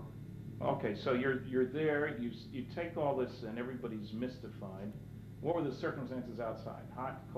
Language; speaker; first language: English; native; English